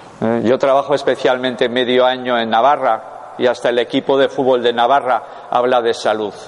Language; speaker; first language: Spanish; non-native, local second language; Basque